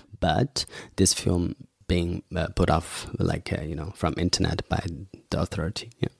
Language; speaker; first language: English; non-native, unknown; Chinese